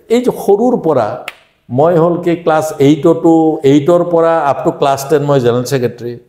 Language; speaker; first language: Assamese; non-native, local second language; Bodo